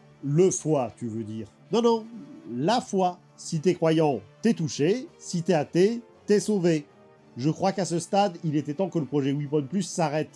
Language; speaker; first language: French; native; French